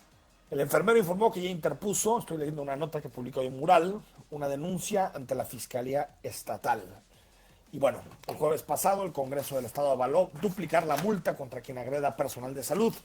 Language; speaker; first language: Spanish; native; Spanish